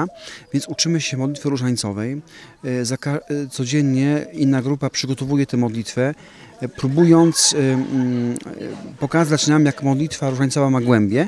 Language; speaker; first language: Polish; native; Polish